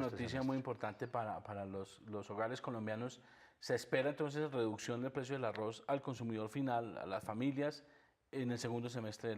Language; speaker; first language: Spanish; native; Spanish